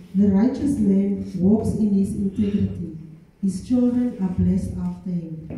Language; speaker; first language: English; non-native, local second language; Afrikaans